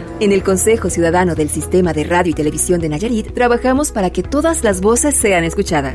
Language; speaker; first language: Spanish; native; Spanish